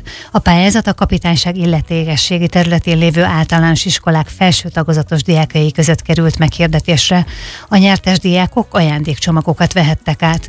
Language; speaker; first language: Hungarian; native; Hungarian